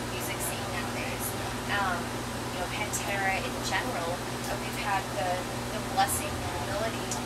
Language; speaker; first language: English; native; English